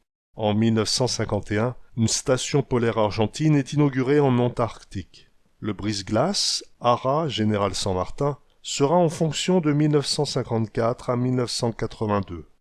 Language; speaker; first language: French; native; French